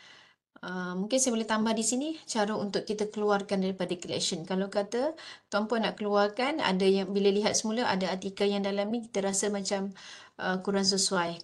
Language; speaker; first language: Malay; native; Malay